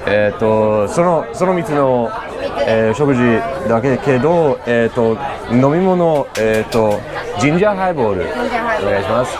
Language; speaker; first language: Japanese; non-native, learner; English